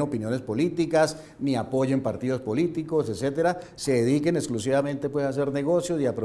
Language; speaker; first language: Spanish; native; Spanish